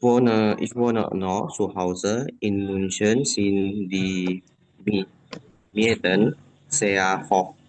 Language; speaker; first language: German; non-native, learner; Indonesian